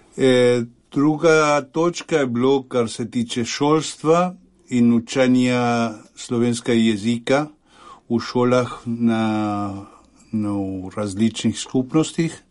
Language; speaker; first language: Slovenian; early bilingual, heritage; Slovenian